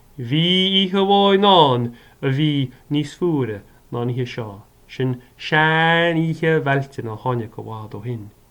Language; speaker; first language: Irish; native; Irish